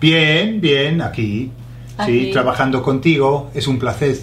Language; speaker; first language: Spanish; non-native, fluent; English